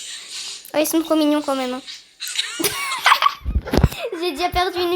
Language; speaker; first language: French; native; French